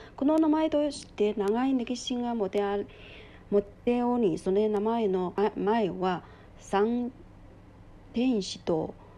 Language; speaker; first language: Japanese; non-native, learner; Chinese